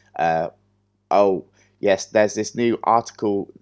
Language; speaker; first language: English; native; English